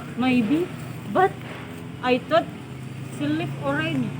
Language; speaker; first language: English; non-native, learner; Indonesian